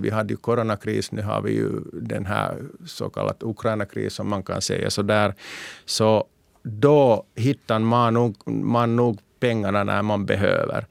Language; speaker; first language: Swedish; non-native, local second language; Finnish